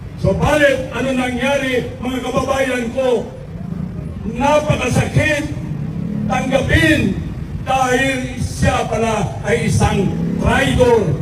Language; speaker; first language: Filipino; non-native, local second language; Iloko